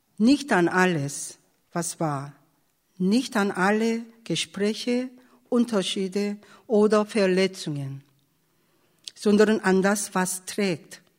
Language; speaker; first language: German; non-native, fluent; Korean